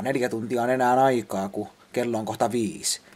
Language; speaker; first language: Finnish; native; Finnish